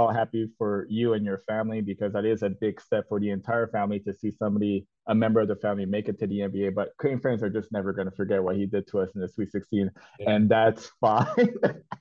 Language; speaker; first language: English; native; English